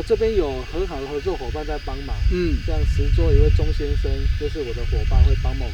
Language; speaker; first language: Chinese; native; Chinese